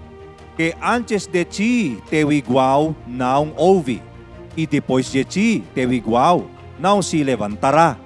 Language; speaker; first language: Portuguese; native; Portuguese